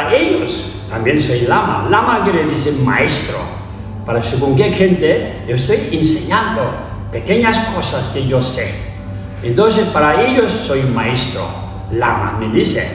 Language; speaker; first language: Spanish; non-native, learner; Tibetan